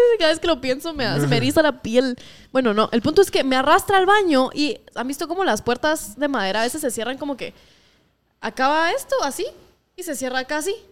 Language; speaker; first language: Spanish; native; Spanish